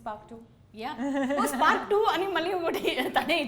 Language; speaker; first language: Telugu; native; Telugu